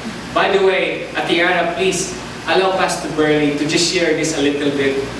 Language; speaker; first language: English; non-native, local second language; Chavacano